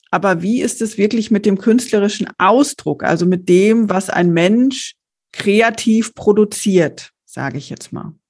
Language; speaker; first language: German; native; German